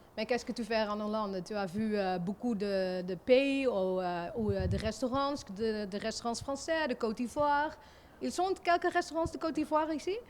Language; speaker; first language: French; non-native, learner; Dutch